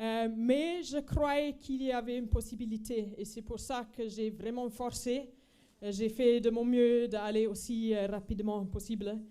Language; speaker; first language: French; non-native, fluent; Afrikaans